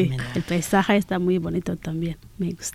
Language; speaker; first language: Spanish; non-native, learner; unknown